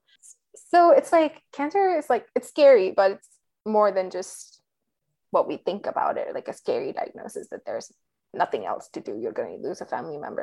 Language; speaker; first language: English; non-native, local second language; Hindi